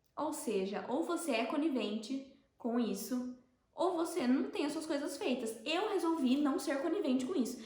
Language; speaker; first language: Portuguese; native; Portuguese